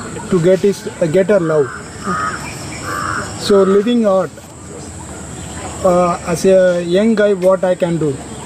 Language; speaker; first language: English; non-native, learner; Tamil